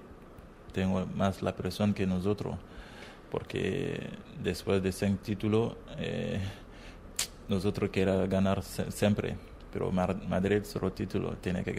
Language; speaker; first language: Spanish; non-native, learner; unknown